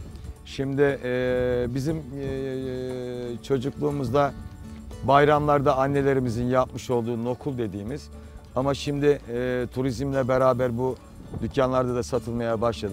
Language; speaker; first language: Turkish; native; Turkish